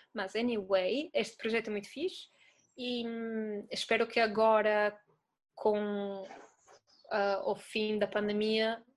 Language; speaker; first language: Portuguese; non-native, fluent; Italian